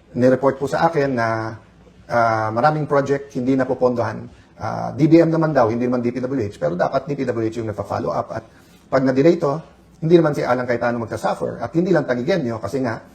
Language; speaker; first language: Filipino; native; Filipino